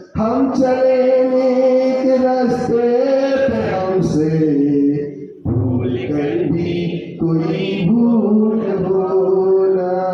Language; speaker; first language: Hindi; native; Hindi